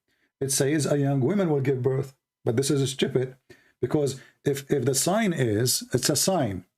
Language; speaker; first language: English; non-native, fluent; Arabic